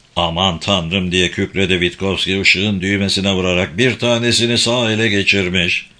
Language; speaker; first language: Turkish; native; Turkish